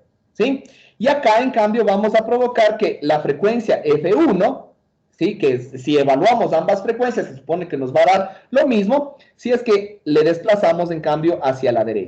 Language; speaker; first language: Spanish; native; Spanish